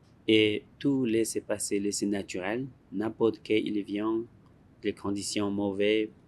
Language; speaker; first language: French; non-native, learner; Tibetan